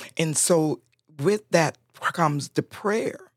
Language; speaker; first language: English; non-native, fluent; Spanish